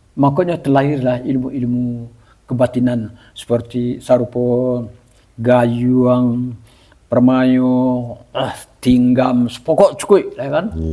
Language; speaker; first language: Malay; non-native, local second language; Minangkabau